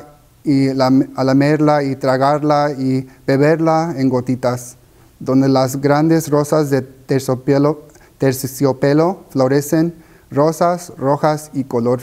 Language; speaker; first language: Spanish; early bilingual, heritage; Spanish